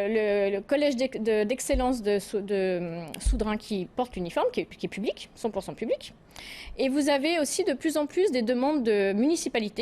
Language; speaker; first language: French; native; French